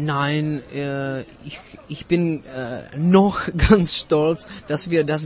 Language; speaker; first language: German; non-native, fluent; Czech